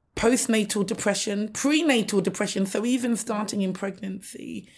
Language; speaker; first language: English; native; English